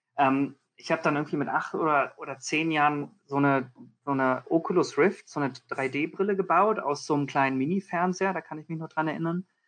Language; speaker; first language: German; early bilingual, heritage; German